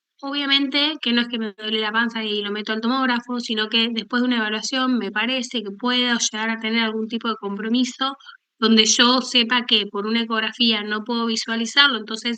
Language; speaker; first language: Spanish; native; Spanish